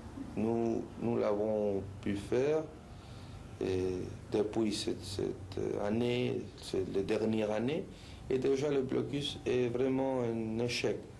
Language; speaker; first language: French; non-native, learner; Spanish